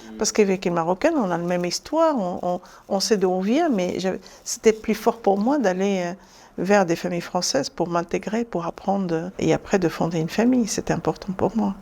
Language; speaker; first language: French; non-native, local second language; Arabic